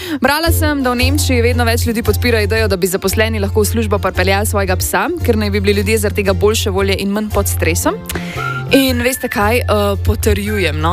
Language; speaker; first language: Slovenian; native; Slovenian